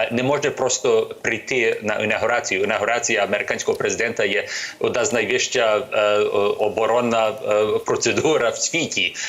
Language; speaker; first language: Ukrainian; early bilingual, other home language; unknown